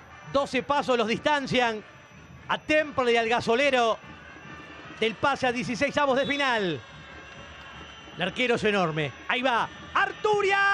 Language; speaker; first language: Spanish; native; Spanish